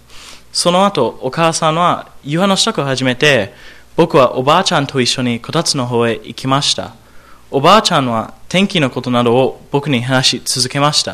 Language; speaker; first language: Japanese; non-native, learner; English